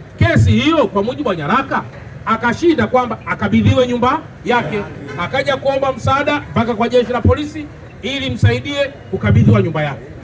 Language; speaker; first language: Swahili; native; Swahili